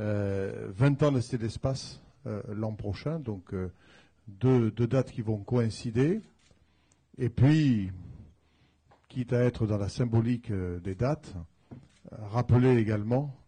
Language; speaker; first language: French; native; French